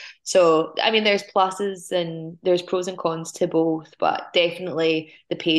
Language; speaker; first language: English; native; English